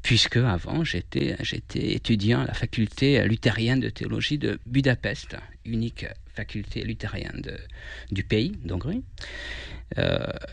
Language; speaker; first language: French; non-native, fluent; Hungarian